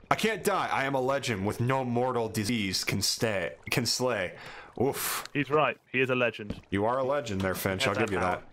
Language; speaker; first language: English; native; English